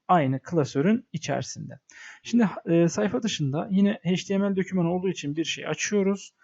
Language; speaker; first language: Turkish; native; Turkish